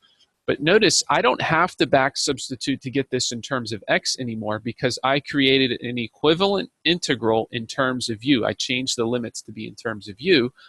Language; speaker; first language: English; native; English